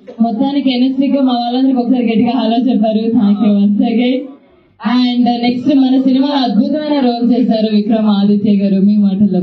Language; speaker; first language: Telugu; native; Telugu